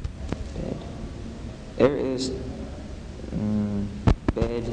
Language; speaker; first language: German; non-native, learner; English